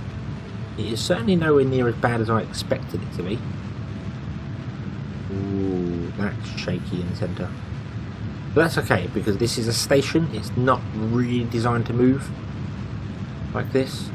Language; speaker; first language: English; native; English